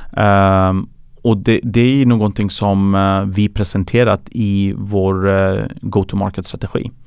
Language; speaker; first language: Swedish; early bilingual, other home language; Persian